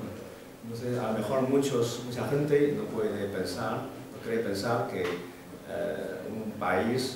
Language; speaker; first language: Spanish; non-native, fluent; Chinese